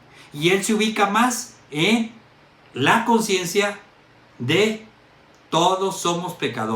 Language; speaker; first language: Spanish; native; Spanish